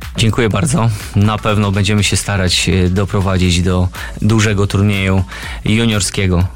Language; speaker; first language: Polish; native; Polish